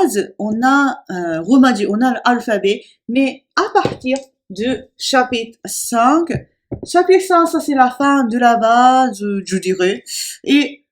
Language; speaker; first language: French; non-native, fluent; Japanese